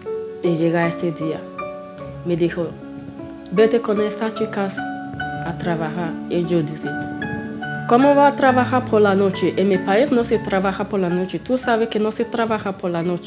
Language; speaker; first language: Spanish; non-native, learner; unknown